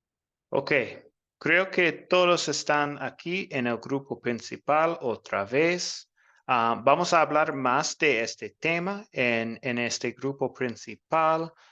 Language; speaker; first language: Spanish; non-native, fluent; English